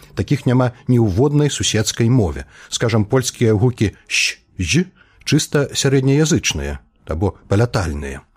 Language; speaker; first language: Belarusian; native; Belarusian